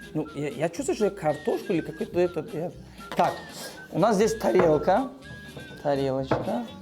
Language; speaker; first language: Russian; non-native, local second language; Tajik